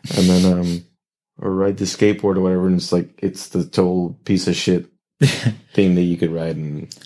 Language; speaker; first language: English; native; English